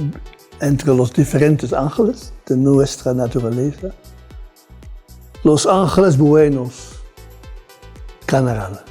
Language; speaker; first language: Spanish; non-native, fluent; Dutch